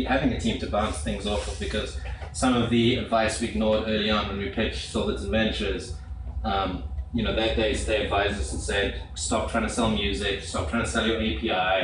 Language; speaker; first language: English; native; English